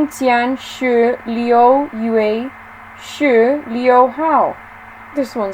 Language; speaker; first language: Chinese; non-native, learner; English